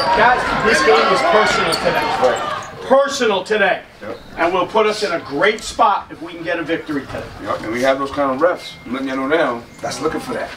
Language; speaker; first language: English; native; English